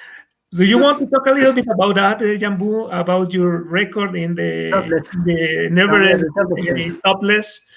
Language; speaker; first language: English; non-native, fluent; Spanish